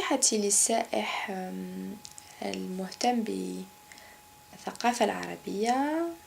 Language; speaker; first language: Arabic; non-native, local second language; Kabyle